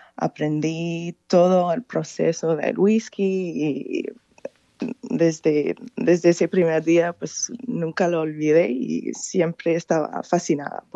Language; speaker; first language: Spanish; non-native, fluent; English